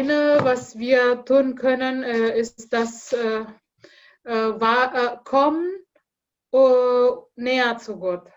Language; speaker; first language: German; non-native, learner; Indonesian